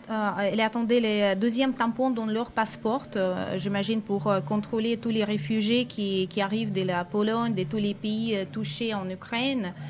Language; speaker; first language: French; non-native, fluent; Russian